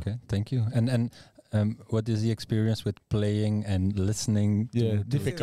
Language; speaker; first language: English; non-native, learner; French